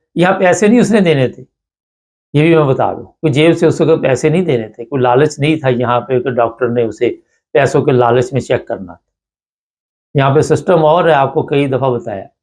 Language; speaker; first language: Urdu; non-native, local second language; Punjabi